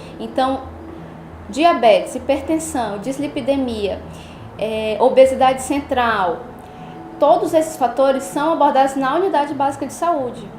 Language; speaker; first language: Portuguese; native; Portuguese